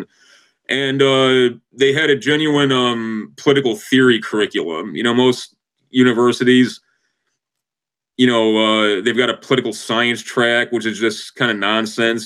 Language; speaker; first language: English; native; English